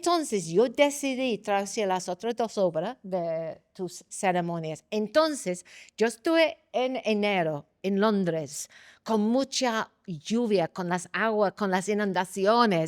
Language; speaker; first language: Spanish; non-native, fluent; English